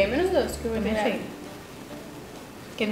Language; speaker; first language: Portuguese; native; Portuguese